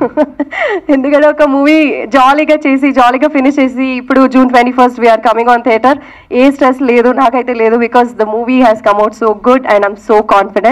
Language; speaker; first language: Telugu; non-native, local second language; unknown